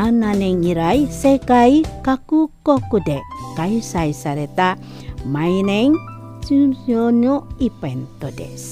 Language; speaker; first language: Japanese; non-native, fluent; Indonesian